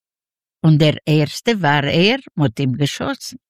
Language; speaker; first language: German; non-native, learner; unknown